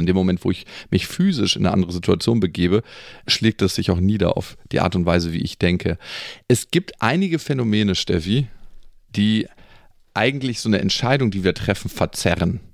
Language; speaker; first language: German; native; German